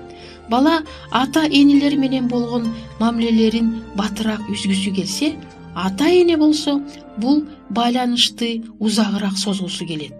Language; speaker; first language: Kyrgyz; native; Kyrgyz